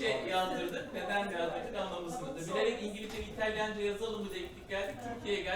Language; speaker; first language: Turkish; native; Turkish